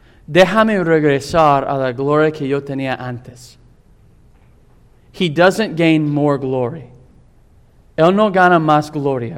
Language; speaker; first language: Spanish; non-native, fluent; English